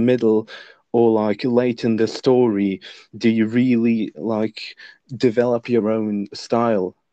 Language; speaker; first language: English; non-native, fluent; Lithuanian